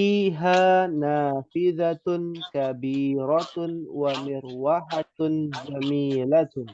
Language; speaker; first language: Arabic; non-native, fluent; Indonesian